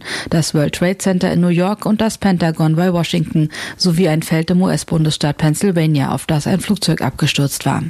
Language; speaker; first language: German; native; German